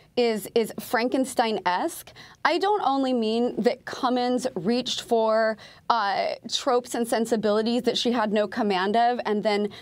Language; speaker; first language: English; native; English